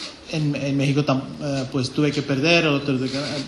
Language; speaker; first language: Spanish; non-native, fluent; Tamil